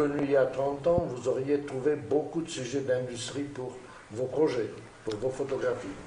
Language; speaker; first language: French; non-native, fluent; Romanian